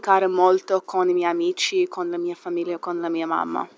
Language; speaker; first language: Italian; non-native, learner; English